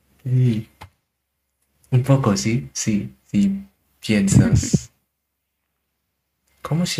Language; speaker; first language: Spanish; non-native, learner; German